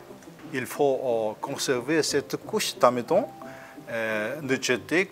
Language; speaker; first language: French; non-native, fluent; Korean